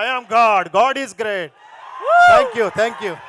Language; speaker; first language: Telugu; non-native, local second language; Kannada